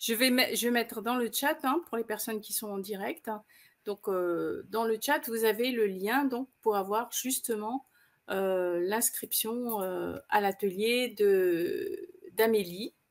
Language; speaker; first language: French; native; French